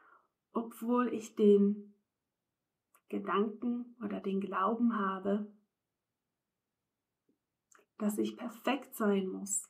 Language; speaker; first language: German; non-native, fluent; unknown